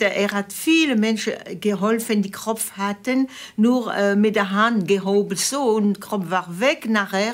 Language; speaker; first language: German; non-native, fluent; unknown